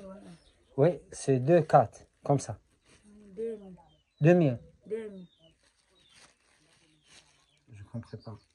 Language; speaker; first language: French; non-native, learner; Arabic